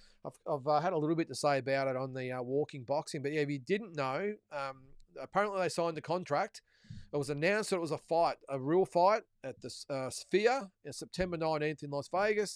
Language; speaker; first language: English; native; English